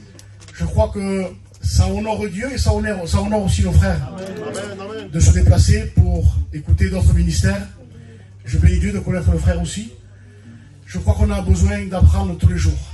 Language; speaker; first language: French; native; French